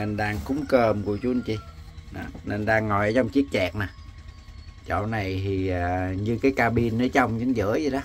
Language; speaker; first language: Vietnamese; native; Vietnamese